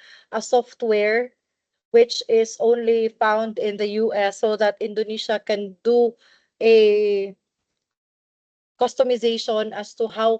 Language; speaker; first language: English; non-native, local second language; Cebuano